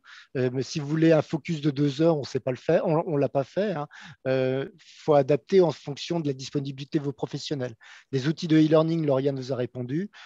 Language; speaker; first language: French; native; French